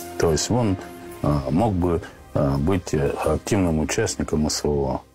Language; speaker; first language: Russian; native; Russian